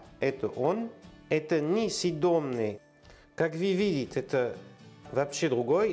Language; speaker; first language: Russian; non-native, learner; French